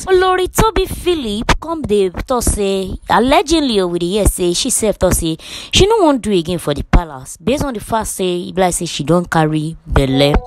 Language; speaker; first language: Nigerian Pidgin; non-native, local second language; Yoruba